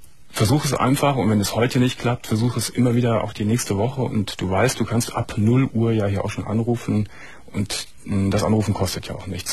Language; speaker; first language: German; native; German